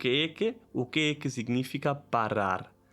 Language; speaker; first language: Portuguese; non-native, learner; Italian